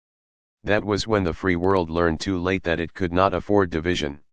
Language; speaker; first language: English; native; English